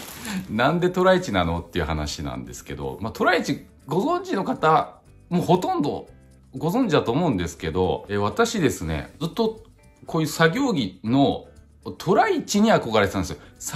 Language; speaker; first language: Japanese; native; Japanese